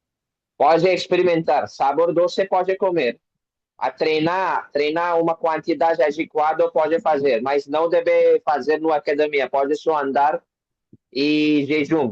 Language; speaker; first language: Portuguese; non-native, learner; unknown